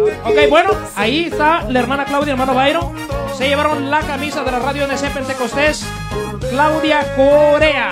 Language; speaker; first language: Spanish; native; Spanish